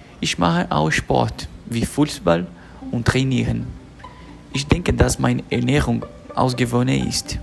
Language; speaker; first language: German; non-native, learner; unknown